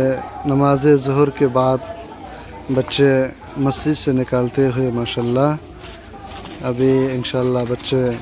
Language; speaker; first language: Hindi; non-native, local second language; Bangla